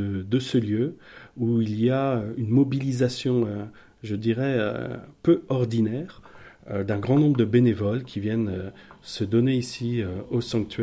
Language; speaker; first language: French; native; French